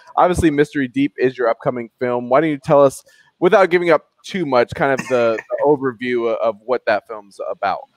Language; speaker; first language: English; native; English